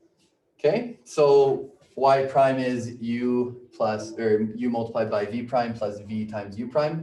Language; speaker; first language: English; native; English